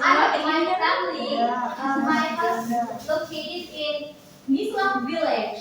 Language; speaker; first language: English; non-native, learner; Indonesian